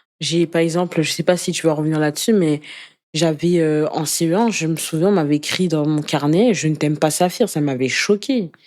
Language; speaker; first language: French; early bilingual, other home language; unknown